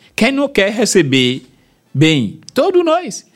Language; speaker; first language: Portuguese; non-native, fluent; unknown